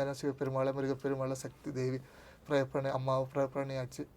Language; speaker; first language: Tamil; non-native, learner; Malayalam